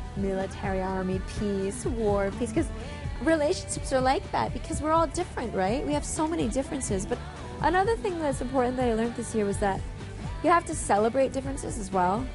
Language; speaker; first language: English; native; English